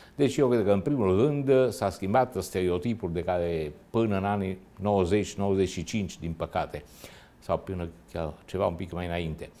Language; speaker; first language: Romanian; non-native, fluent; Italian